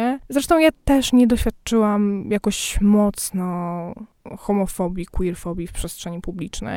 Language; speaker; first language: Polish; native; Polish